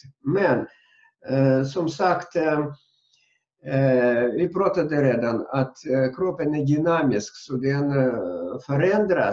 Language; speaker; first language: Swedish; non-native, fluent; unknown